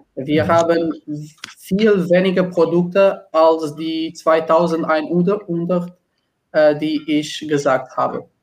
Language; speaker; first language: German; non-native, learner; Portuguese